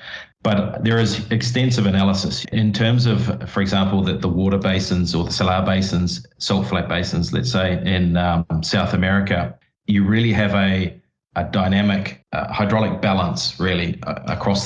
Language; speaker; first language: English; native; English